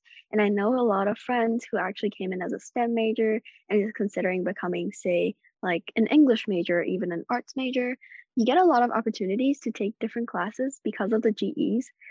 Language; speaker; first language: English; non-native, local second language; Cantonese